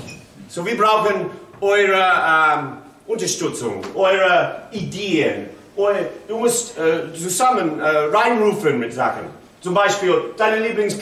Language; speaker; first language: German; non-native, learner; English